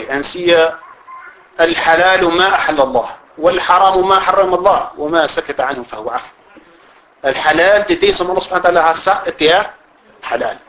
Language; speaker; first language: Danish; early bilingual, other home language; Arabic